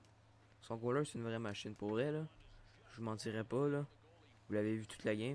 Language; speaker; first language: French; native; French